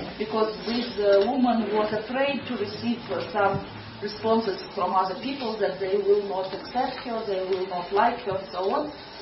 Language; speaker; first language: English; non-native, learner; Russian